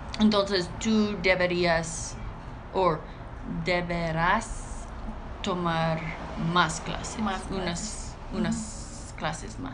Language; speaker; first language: Spanish; non-native, learner; English